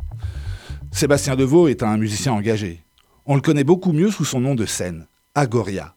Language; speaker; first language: French; native; French